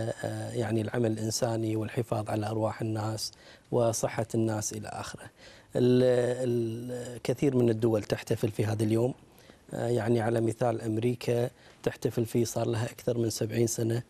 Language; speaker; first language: Arabic; native; Arabic